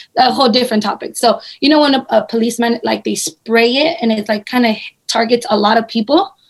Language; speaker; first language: English; early bilingual, other home language; Spanish